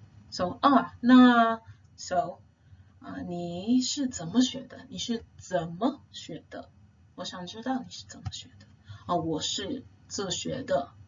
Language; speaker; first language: Chinese; non-native, fluent; English